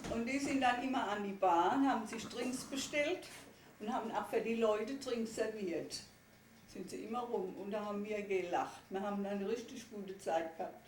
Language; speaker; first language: German; native; German